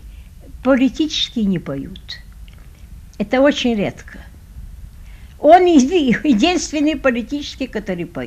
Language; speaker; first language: Russian; early bilingual, heritage; Russian